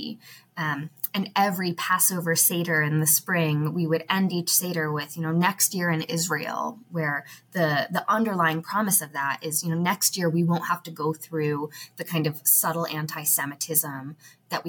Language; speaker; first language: English; native; English